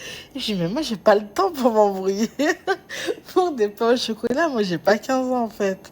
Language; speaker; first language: French; native; French